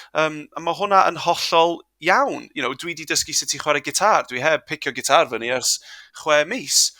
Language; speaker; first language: Welsh; non-native, local second language; English